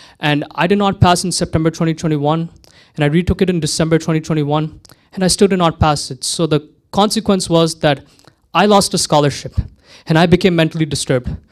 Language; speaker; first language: English; early bilingual, other home language; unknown